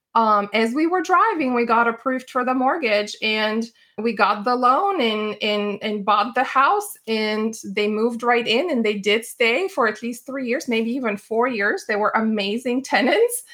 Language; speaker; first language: English; non-native, fluent; Bulgarian